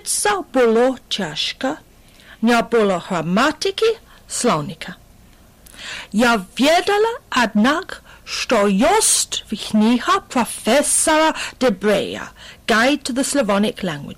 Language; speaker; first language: Belarusian; non-native, fluent; English